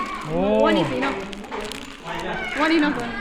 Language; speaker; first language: English; non-native, learner; Korean